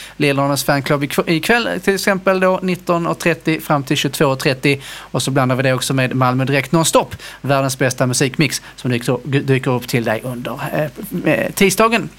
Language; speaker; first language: Swedish; native; Swedish